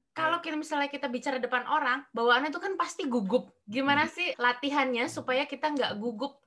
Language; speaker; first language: Indonesian; native; Indonesian